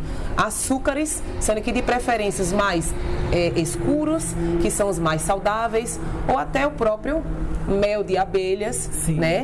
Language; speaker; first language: Portuguese; native; Portuguese